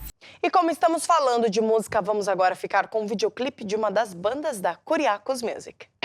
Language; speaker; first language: Portuguese; native; Portuguese